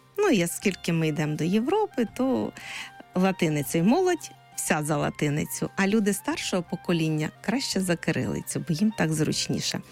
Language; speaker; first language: Ukrainian; native; Ukrainian